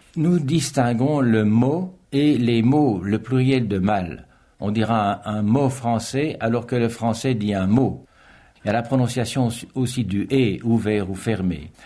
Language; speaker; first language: French; native; French